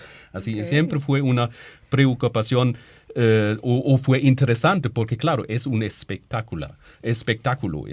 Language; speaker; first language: Spanish; non-native, fluent; German